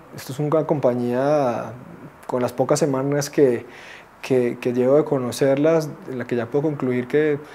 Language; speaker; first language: Spanish; native; Spanish